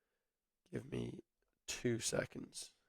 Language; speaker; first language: English; native; English